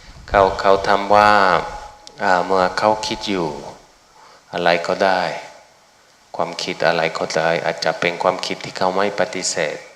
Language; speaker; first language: Thai; non-native, fluent; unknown